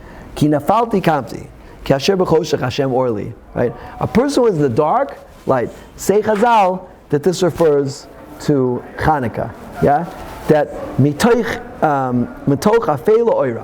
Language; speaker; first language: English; native; English